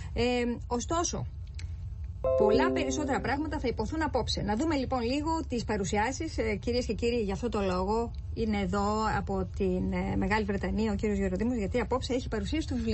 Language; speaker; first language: Greek; native; Greek